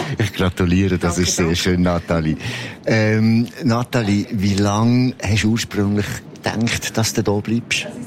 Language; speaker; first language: German; native; German